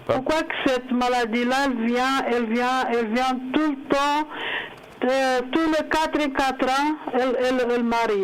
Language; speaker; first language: French; non-native, learner; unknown